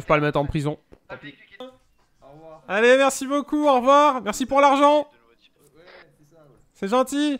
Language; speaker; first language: French; native; French